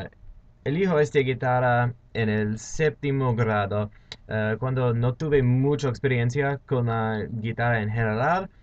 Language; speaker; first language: Spanish; non-native, learner; English